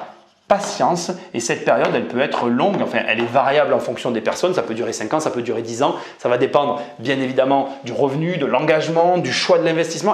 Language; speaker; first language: French; native; French